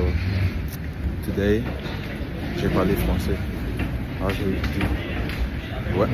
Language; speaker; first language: French; non-native, learner; English